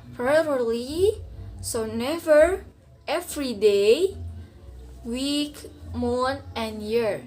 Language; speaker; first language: English; non-native, learner; Indonesian